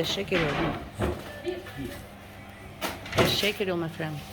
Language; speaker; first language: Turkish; non-native, learner; Russian